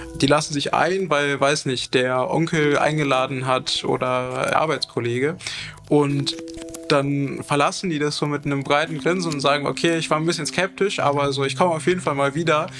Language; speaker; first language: German; early bilingual, other home language; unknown